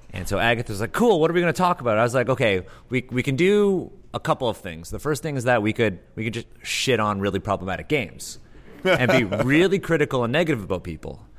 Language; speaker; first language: English; native; English